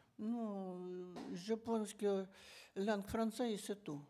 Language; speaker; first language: French; non-native, learner; Russian